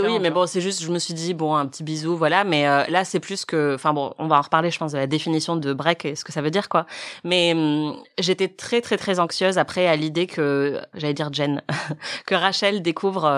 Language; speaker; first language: French; native; French